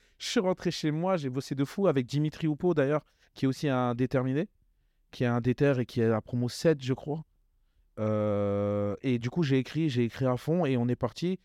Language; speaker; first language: French; native; French